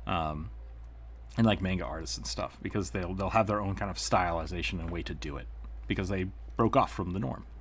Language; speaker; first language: English; native; English